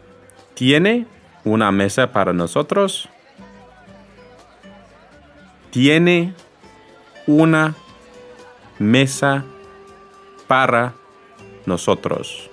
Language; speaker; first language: Spanish; non-native, fluent; English